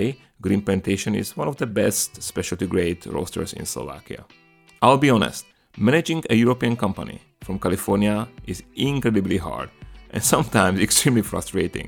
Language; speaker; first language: English; non-native, fluent; Hungarian